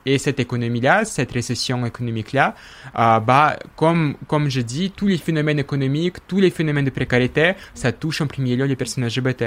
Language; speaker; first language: French; non-native, fluent; Russian